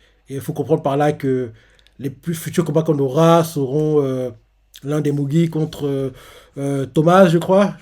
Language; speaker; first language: French; native; French